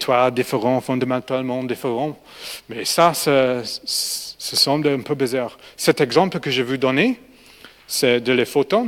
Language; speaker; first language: French; non-native, fluent; English